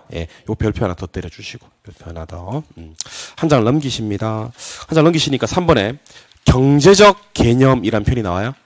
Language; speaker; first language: Korean; native; Korean